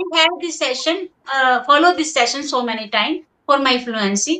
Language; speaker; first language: English; non-native, local second language; Hindi